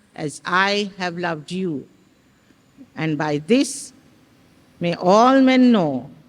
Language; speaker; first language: English; non-native, local second language; Sinhala